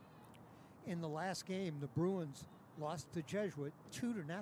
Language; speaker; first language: English; native; English